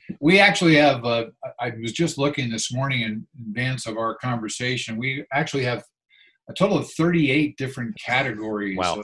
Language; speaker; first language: English; native; English